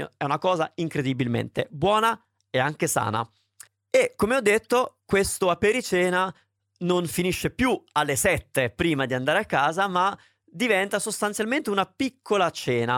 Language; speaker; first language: Italian; native; Italian